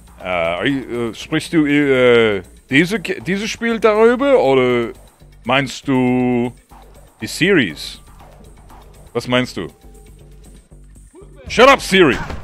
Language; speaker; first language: German; early bilingual, heritage; German